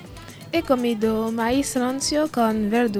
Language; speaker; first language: Spanish; non-native, learner; French